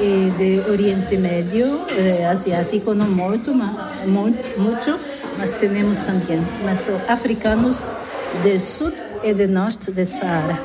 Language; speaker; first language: Spanish; non-native, learner; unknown